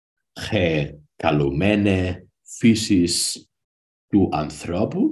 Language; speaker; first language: Greek; non-native, learner; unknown